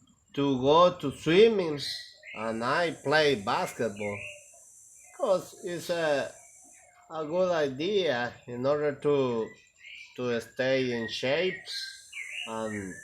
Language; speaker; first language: English; non-native, learner; Spanish